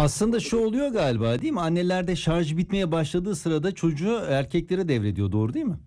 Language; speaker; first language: Turkish; native; Turkish